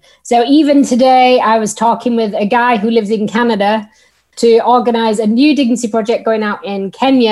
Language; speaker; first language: English; native; English